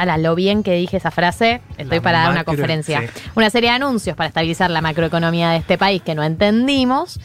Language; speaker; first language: Spanish; native; Spanish